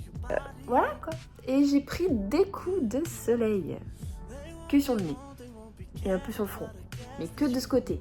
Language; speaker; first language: French; native; French